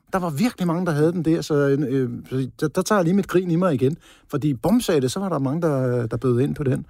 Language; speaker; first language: Danish; native; Danish